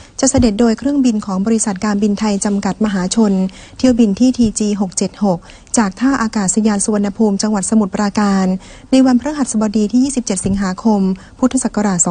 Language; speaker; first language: Thai; native; Thai